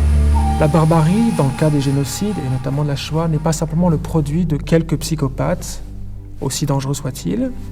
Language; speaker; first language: French; native; French